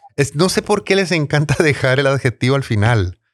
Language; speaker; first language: Spanish; native; Spanish